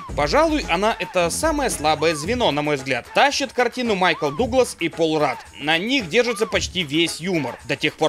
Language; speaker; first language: Russian; native; Russian